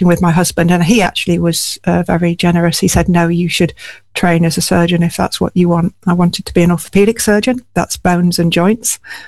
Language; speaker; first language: English; native; English